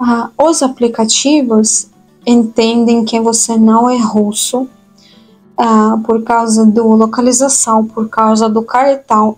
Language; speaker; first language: Portuguese; non-native, fluent; Russian